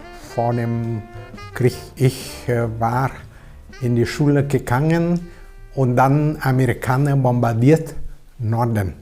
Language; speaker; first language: German; non-native, learner; Vietnamese